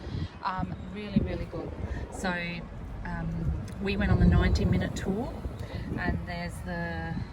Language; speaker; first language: English; native; English